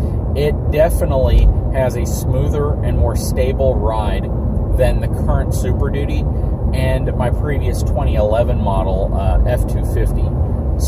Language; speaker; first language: English; native; English